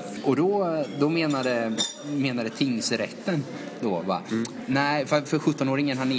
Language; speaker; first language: Swedish; native; Swedish